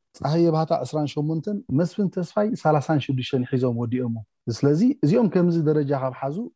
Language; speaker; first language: Tigrinya; native; Tigrinya